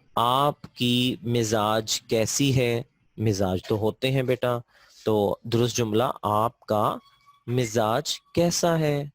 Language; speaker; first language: Urdu; non-native, local second language; Punjabi